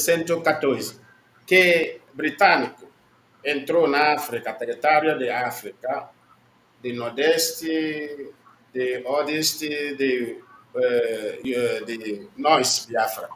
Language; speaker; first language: Portuguese; non-native, learner; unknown